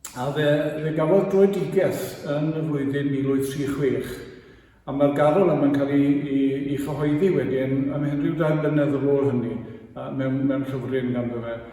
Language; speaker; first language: Welsh; native; Welsh